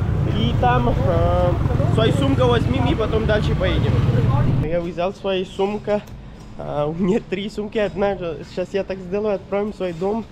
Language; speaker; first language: Russian; non-native, learner; Pashto